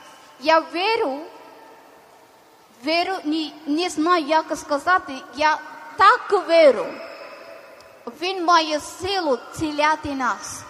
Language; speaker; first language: Ukrainian; non-native, learner; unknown